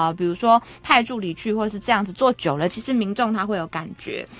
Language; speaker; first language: Chinese; native; Chinese